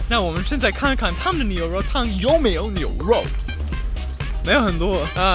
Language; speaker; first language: Chinese; non-native, fluent; English